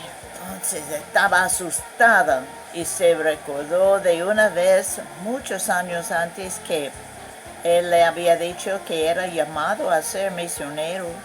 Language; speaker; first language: Spanish; non-native, fluent; English